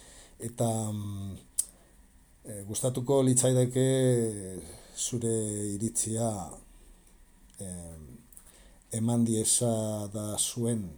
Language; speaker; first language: Basque; non-native, learner; Spanish